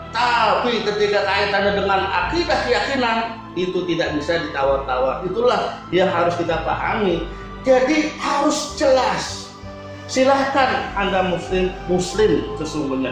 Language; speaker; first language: Indonesian; native; Indonesian